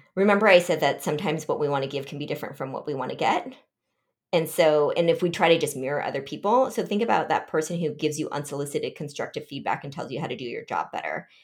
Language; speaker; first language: English; early bilingual, other home language; Vietnamese